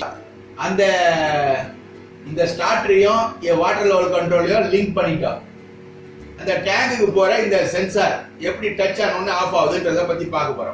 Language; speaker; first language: Tamil; native; Tamil